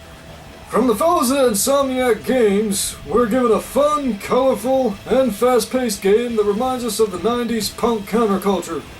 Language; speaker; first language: English; native; English